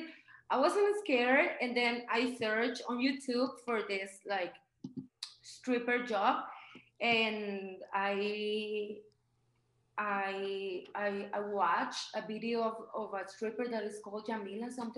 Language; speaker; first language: English; non-native, fluent; Spanish